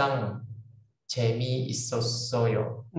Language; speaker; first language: Korean; non-native, learner; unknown